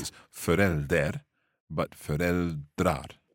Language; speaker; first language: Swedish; non-native, learner; English